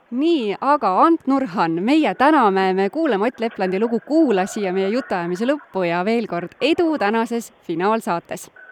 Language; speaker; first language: Estonian; native; Estonian